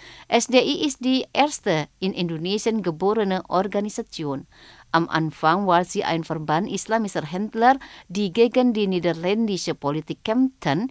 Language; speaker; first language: German; non-native, fluent; Indonesian